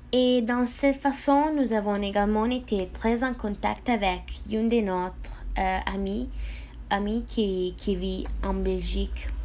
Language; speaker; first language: French; non-native, fluent; Italian